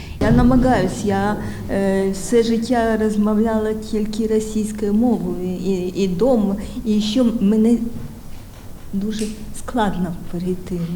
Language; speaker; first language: Ukrainian; non-native, local second language; Russian